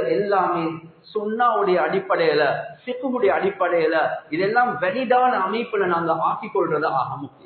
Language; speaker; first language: Tamil; native; Tamil